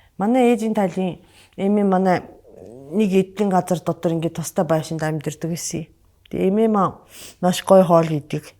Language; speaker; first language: Mongolian; non-native, fluent; Japanese